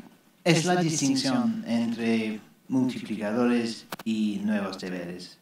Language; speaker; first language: Spanish; non-native, fluent; English